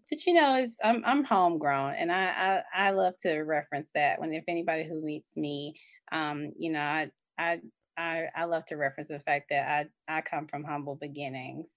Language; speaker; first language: English; native; English